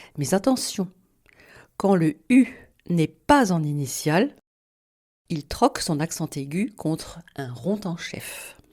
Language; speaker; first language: French; native; French